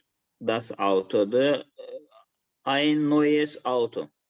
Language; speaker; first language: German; non-native, learner; Azerbaijani